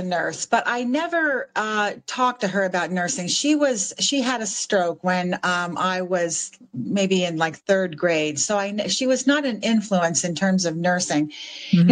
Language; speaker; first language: English; native; English